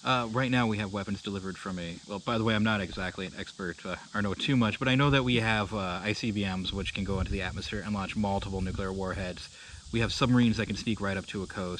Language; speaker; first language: English; native; English